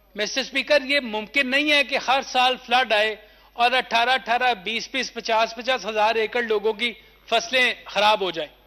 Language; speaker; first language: Urdu; non-native, local second language; Punjabi